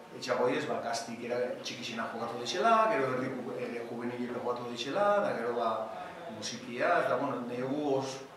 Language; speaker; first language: Basque; native; Basque